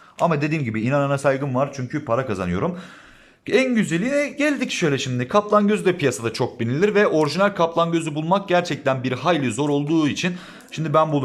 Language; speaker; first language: Turkish; native; Turkish